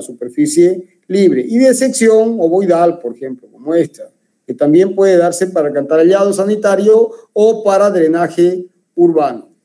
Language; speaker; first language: Spanish; native; Spanish